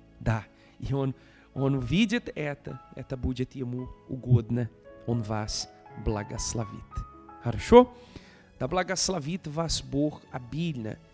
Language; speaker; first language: Russian; non-native, fluent; Portuguese